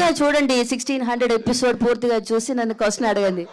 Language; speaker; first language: Telugu; non-native, learner; Malayalam